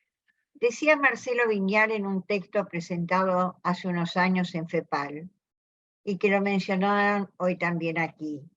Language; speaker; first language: Spanish; native; Spanish